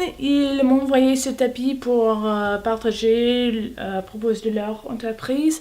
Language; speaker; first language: French; non-native, learner; English